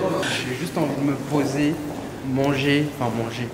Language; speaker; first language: French; native; French